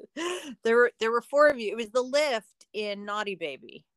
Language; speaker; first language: English; native; English